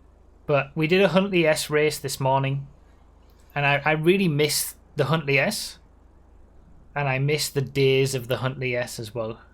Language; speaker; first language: English; native; English